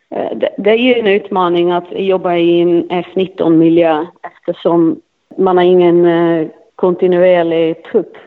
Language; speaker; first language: Swedish; non-native, fluent; Dutch